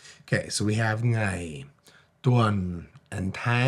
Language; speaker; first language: Vietnamese; non-native, fluent; English